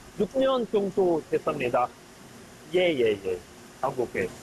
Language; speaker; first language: Korean; non-native, learner; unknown